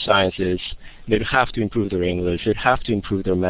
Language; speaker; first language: English; non-native, fluent; Greek